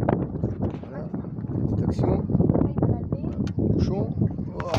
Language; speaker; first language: French; native; French